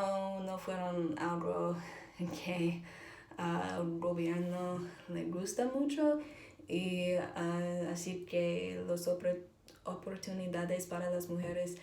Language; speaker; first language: Spanish; non-native, learner; English